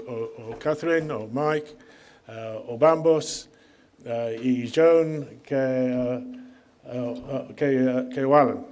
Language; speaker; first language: Greek; non-native, fluent; English